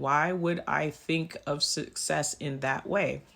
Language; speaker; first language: English; native; English